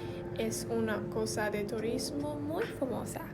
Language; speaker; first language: Spanish; non-native, learner; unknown